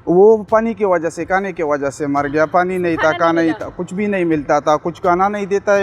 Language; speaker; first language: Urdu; non-native, local second language; Pashto